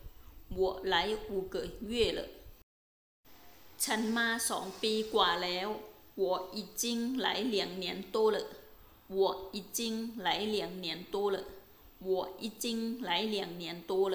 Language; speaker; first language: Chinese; non-native, fluent; Thai